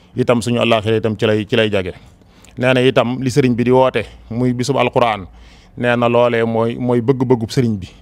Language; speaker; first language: Wolof; native; Wolof